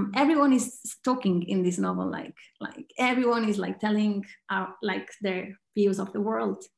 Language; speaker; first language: English; non-native, fluent; Catalan